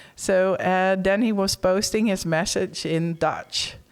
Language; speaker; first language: English; non-native, fluent; Western Frisian